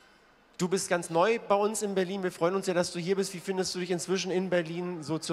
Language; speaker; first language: German; native; German